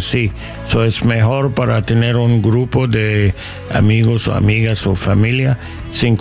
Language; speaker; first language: Spanish; non-native, learner; English